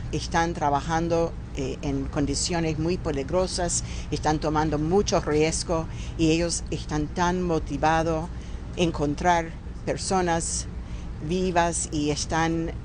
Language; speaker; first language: Spanish; non-native, fluent; English